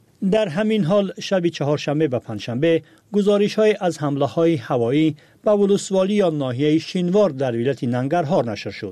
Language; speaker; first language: Persian; native; Persian